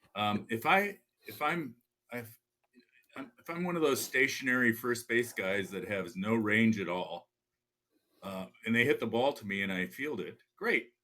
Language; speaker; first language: English; native; English